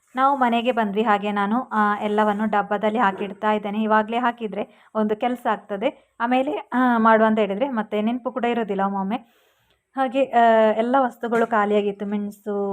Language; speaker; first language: Kannada; non-native, local second language; Tulu